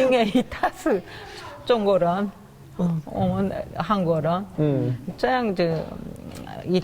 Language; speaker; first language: Chinese; non-native, learner; Korean